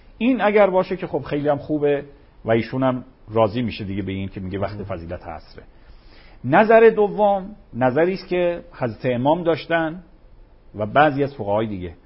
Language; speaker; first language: Persian; native; Persian